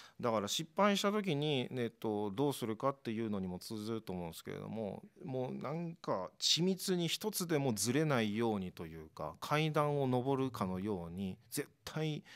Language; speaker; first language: Japanese; native; Japanese